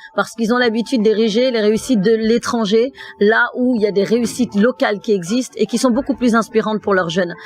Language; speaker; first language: French; early bilingual, other home language; Fula